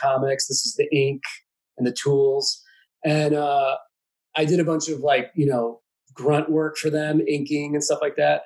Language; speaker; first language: English; native; English